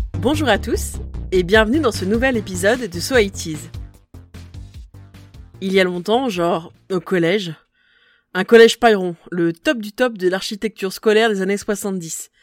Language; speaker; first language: French; native; French